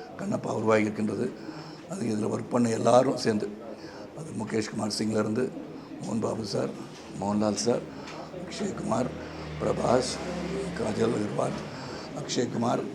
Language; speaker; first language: Tamil; native; Tamil